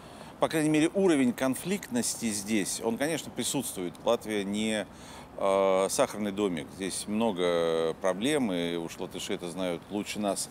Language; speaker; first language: Russian; native; Russian